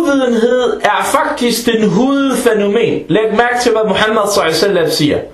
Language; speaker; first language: Danish; non-native, fluent; Arabic